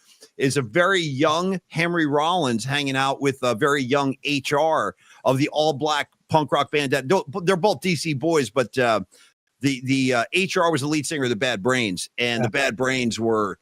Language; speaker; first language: English; native; English